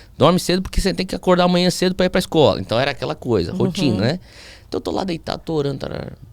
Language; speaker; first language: Portuguese; early bilingual, heritage; Portuguese